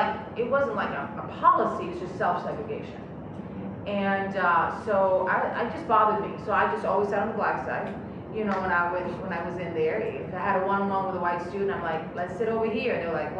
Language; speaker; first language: English; native; English